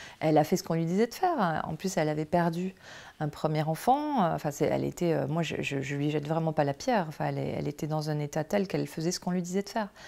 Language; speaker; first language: French; native; French